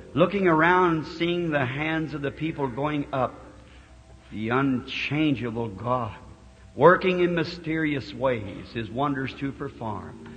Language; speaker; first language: English; native; English